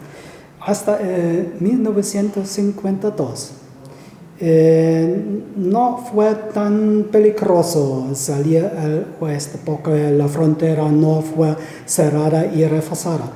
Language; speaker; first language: Spanish; non-native, fluent; German